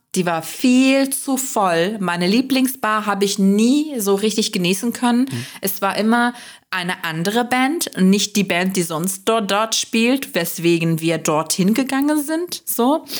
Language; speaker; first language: German; non-native, fluent; Turkish